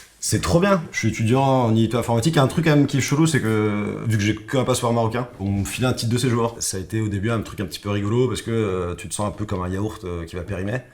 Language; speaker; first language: French; non-native, local second language; Arabic